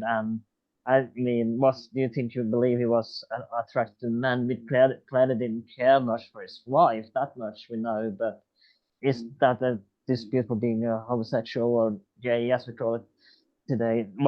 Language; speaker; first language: English; non-native, fluent; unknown